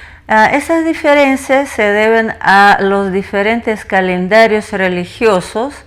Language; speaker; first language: Spanish; non-native, fluent; Russian